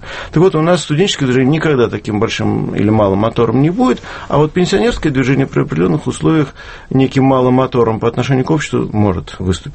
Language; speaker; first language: Russian; native; Russian